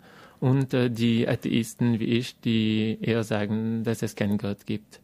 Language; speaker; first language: German; non-native, fluent; French